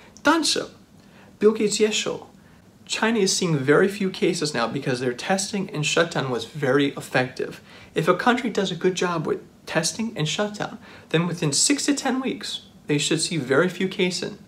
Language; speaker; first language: English; native; English